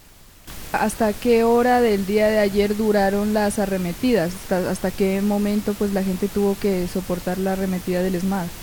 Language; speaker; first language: Spanish; native; Spanish